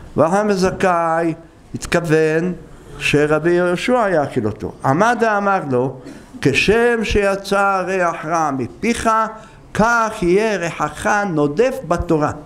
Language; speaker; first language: Hebrew; native; Hebrew